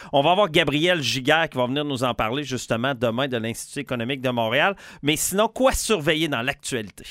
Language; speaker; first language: French; native; French